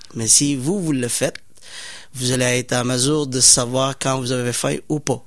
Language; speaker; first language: French; non-native, fluent; Somali